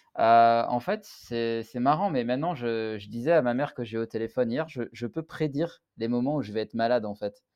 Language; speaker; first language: French; native; French